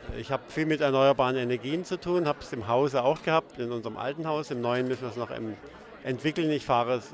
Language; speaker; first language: German; native; German